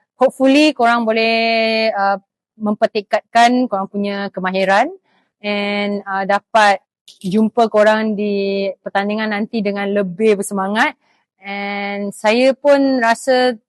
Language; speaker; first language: Malay; non-native, local second language; Chinese